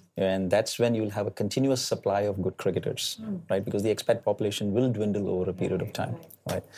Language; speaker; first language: English; non-native, local second language; Malayalam